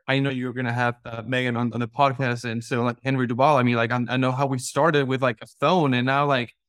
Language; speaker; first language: English; non-native, fluent; Spanish